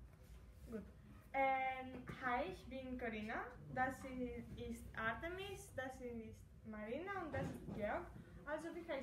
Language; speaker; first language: German; non-native, learner; Greek